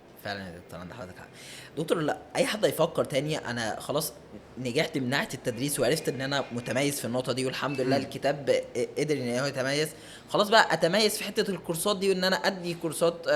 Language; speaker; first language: Arabic; native; Arabic